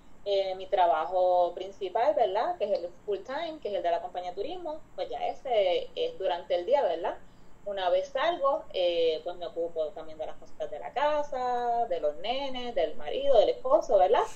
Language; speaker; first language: Spanish; native; Spanish